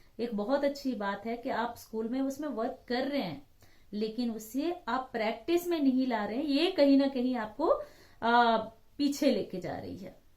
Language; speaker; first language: Hindi; non-native, local second language; Telugu